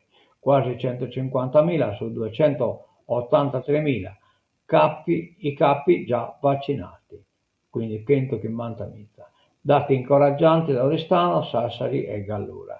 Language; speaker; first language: Italian; non-native, local second language; Sardinian